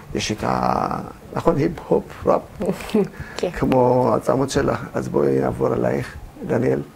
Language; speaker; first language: Hebrew; non-native, fluent; Amharic